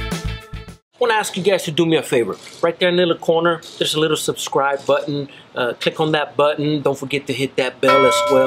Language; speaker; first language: English; native; English